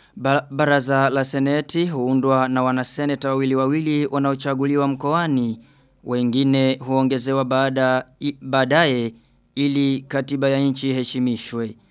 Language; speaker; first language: Swahili; non-native, local second language; Rundi